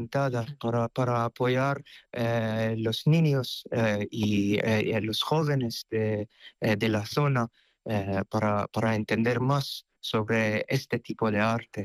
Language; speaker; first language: Spanish; non-native, fluent; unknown